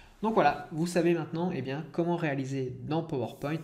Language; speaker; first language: French; native; French